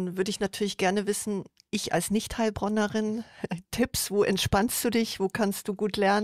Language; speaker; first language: German; native; German